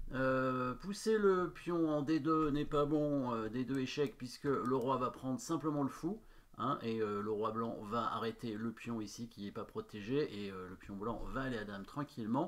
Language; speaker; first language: French; native; French